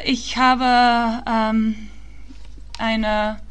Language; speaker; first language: German; early bilingual, heritage; German